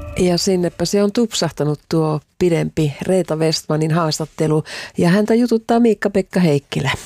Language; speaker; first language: Finnish; native; Finnish